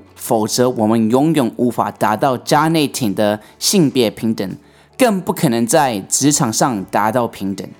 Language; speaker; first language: Chinese; native; Chinese